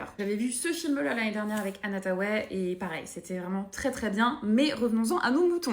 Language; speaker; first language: French; native; French